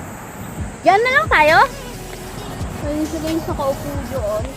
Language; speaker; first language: Filipino; native; Filipino